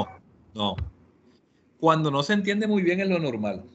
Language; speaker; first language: Spanish; native; Spanish